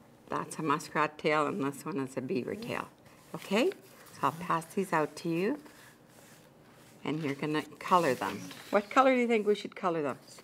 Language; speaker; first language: English; non-native, local second language; French